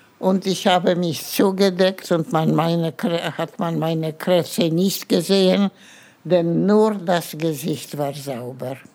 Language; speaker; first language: German; non-native, fluent; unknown